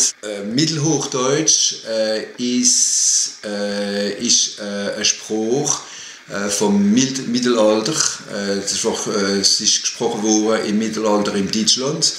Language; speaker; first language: German; non-native, fluent; French